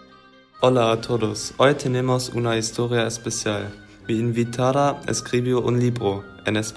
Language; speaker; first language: Spanish; non-native, learner; German